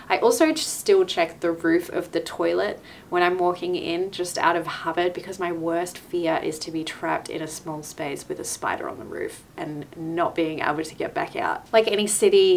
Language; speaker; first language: English; native; English